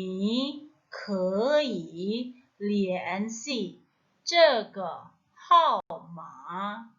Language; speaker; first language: Chinese; non-native, fluent; Indonesian